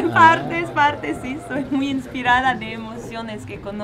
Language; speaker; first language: Spanish; non-native, learner; French